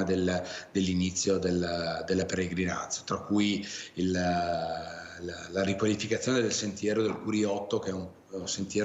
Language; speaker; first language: Italian; native; Italian